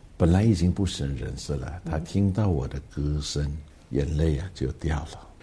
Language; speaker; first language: Chinese; early bilingual, heritage; Hakka Chinese